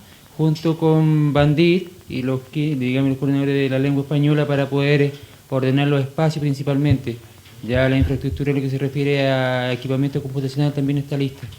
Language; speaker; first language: Spanish; native; Spanish